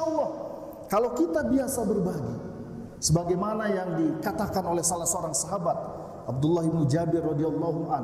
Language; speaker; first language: Indonesian; native; Indonesian